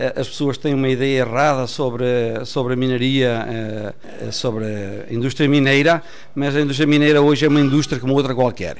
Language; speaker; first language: Portuguese; native; Portuguese